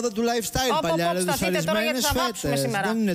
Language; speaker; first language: Greek; native; Greek